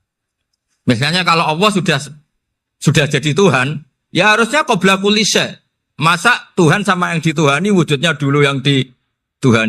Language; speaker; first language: Indonesian; non-native, local second language; Javanese